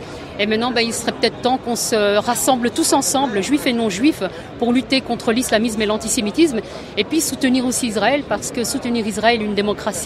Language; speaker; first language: French; native; French